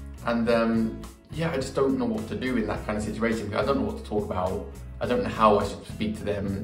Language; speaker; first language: English; native; English